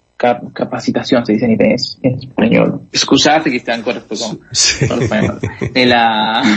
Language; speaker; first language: Italian; non-native, fluent; Spanish